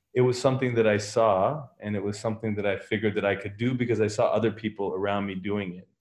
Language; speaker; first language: English; native; English